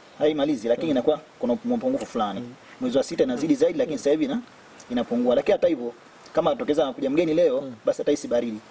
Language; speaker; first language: Swahili; native; Swahili